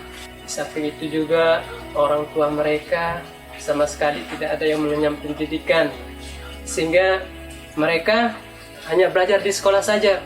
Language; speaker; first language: Indonesian; non-native, local second language; Sasak